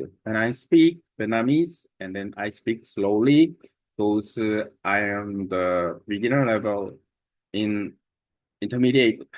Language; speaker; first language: English; non-native, learner; Korean